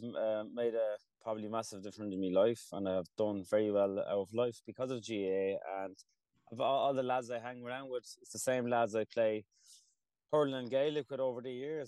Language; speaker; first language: English; early bilingual, other home language; Kurdish